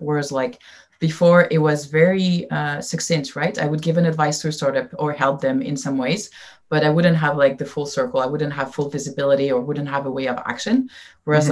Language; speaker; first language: English; non-native, fluent; French